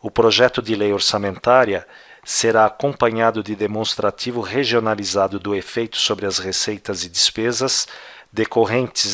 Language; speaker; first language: Portuguese; native; Portuguese